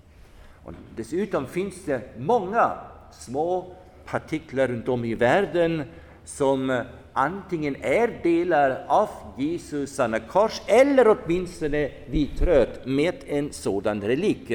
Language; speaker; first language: Swedish; non-native, fluent; German